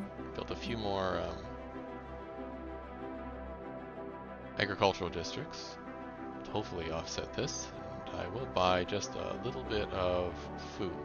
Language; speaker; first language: English; native; English